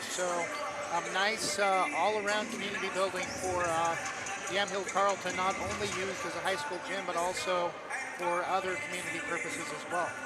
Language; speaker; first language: English; native; English